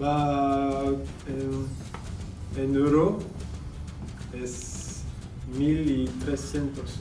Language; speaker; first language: Spanish; non-native, learner; French